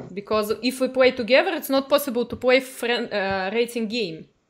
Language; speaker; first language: English; non-native, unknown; Russian